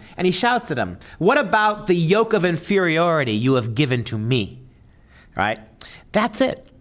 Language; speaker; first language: English; native; English